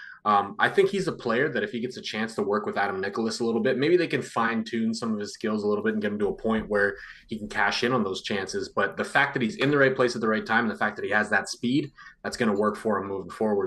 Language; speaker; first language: English; native; English